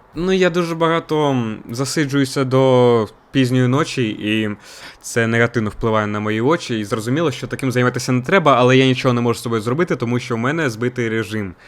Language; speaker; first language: Ukrainian; non-native, local second language; Russian